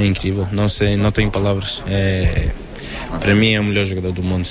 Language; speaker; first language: Portuguese; non-native, fluent; Norwegian